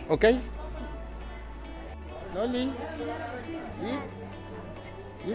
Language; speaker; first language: Spanish; native; Spanish